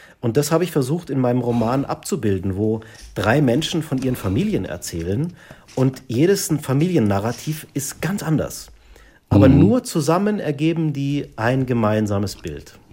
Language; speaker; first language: German; native; German